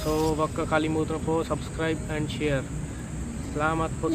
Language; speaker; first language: Filipino; non-native, learner; Punjabi